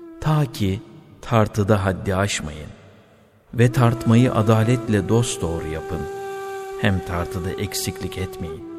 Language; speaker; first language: Turkish; native; Turkish